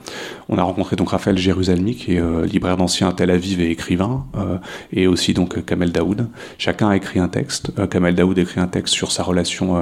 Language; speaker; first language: French; native; French